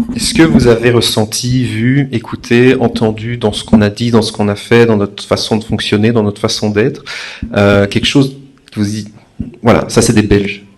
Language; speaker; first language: French; native; French